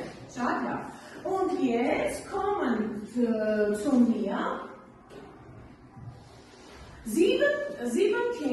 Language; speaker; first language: German; non-native, learner; Armenian